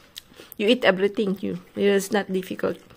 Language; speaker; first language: English; non-native, local second language; Filipino